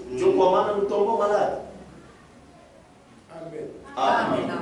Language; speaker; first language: French; non-native, local second language; Swahili